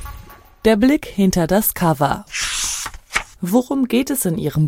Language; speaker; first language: German; native; German